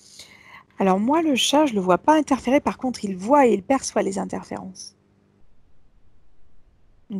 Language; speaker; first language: French; native; French